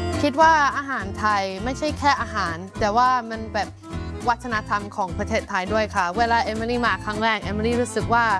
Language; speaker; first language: Thai; non-native, fluent; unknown